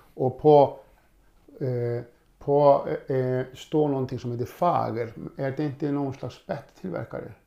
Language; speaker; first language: Swedish; non-native, fluent; Icelandic